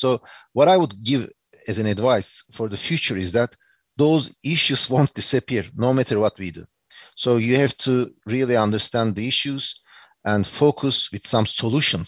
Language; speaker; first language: English; non-native, fluent; Turkish